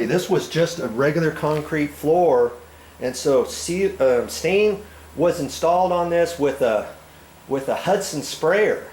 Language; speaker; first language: English; native; English